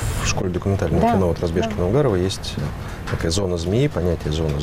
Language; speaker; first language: Russian; native; Russian